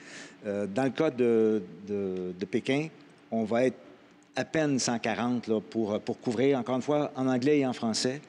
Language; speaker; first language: French; native; French